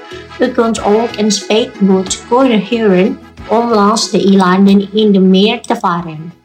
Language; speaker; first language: Dutch; non-native, fluent; Indonesian